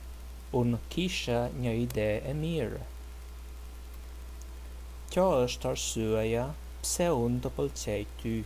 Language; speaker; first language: Albanian; non-native, learner; English